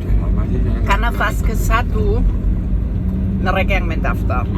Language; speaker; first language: Indonesian; non-native, fluent; German